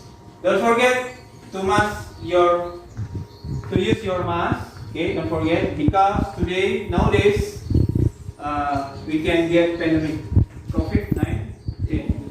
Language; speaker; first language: English; non-native, learner; Indonesian